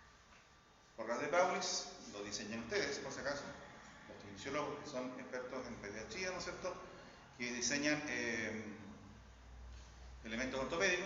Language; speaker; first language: Spanish; native; Spanish